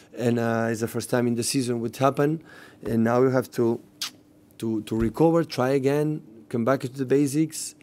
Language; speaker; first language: English; non-native, fluent; Catalan